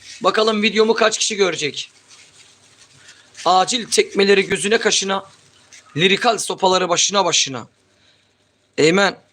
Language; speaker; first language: Turkish; native; Turkish